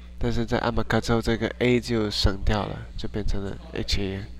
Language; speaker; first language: Chinese; non-native, learner; German